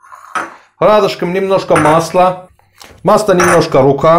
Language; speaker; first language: Russian; non-native, learner; Turkish